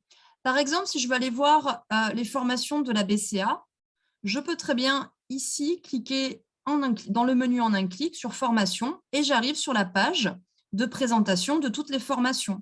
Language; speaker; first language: French; native; French